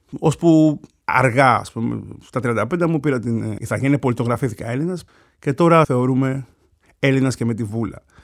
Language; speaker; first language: Greek; early bilingual, other home language; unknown